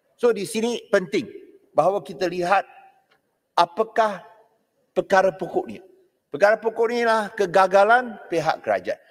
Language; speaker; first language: Malay; non-native, local second language; Chinese